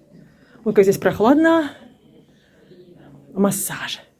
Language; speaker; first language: Russian; native; Russian